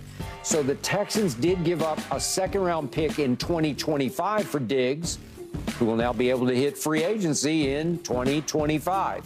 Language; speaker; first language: English; native; English